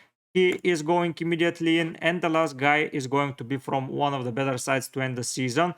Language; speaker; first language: English; non-native, fluent; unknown